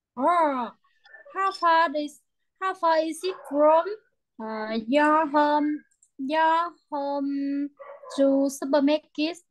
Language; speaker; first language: English; non-native, fluent; Vietnamese